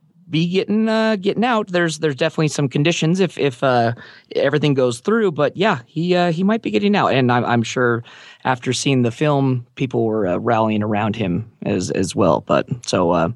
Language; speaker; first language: English; native; English